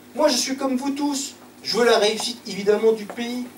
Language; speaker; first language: French; native; French